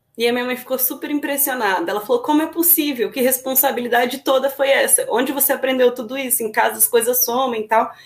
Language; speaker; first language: Portuguese; native; Portuguese